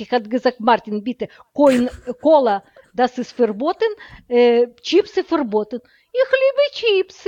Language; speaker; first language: German; non-native, learner; Russian